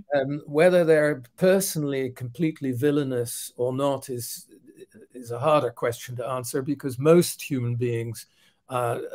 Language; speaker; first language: English; non-native, fluent; Dutch